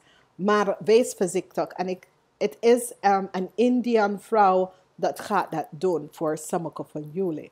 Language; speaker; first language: Dutch; non-native, learner; English